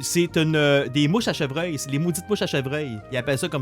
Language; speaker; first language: French; native; French